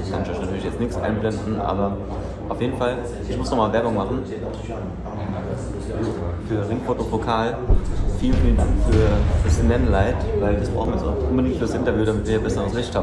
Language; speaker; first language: German; native; German